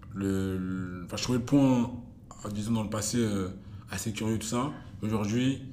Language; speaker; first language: French; native; French